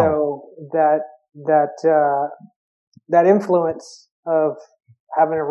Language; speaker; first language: English; native; English